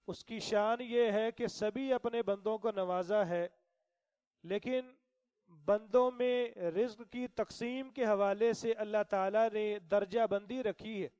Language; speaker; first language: Urdu; non-native, local second language; Punjabi